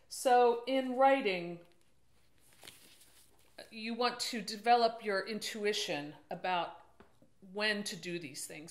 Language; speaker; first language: English; native; English